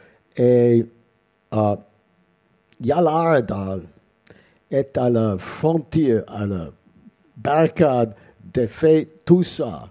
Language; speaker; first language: French; non-native, learner; English